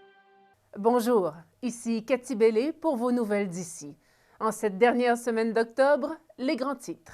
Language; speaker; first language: French; native; French